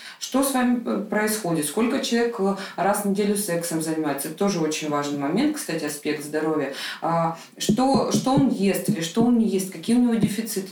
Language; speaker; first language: Russian; native; Russian